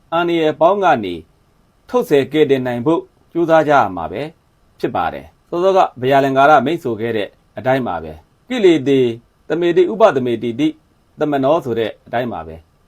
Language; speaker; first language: Burmese; native; Burmese